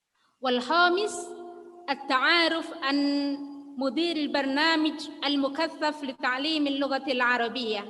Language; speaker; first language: Arabic; non-native, fluent; Indonesian